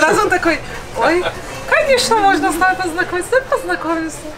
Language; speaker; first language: Russian; non-native, fluent; Persian